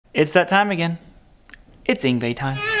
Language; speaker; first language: English; native; English